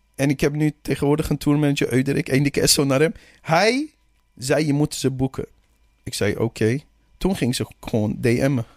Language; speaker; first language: Dutch; early bilingual, other home language; Persian